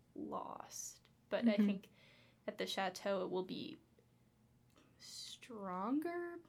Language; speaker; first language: English; native; English